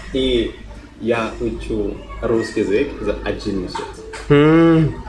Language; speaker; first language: Russian; non-native, learner; Indonesian